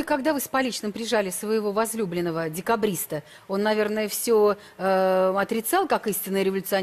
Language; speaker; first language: Russian; native; Russian